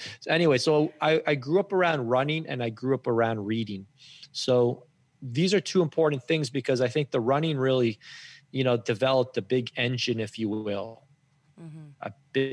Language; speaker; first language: English; native; English